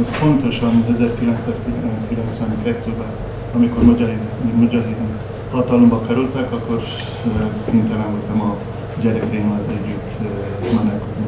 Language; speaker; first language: Hungarian; non-native, learner; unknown